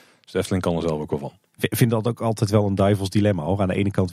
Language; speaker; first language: Dutch; native; Dutch